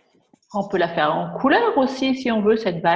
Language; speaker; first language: French; native; French